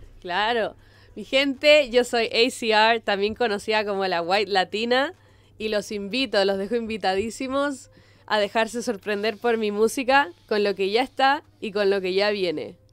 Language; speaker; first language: Spanish; native; Spanish